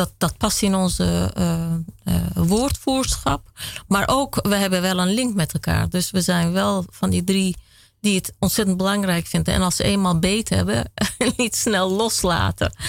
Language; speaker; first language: Dutch; early bilingual, other home language; Kurdish